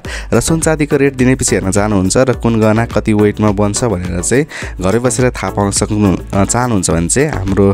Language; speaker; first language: Nepali; native; Nepali